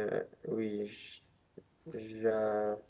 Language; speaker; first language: French; non-native, learner; Romanian